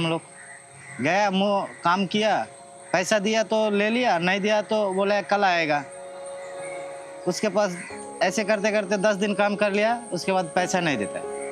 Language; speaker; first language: Hindi; non-native, local second language; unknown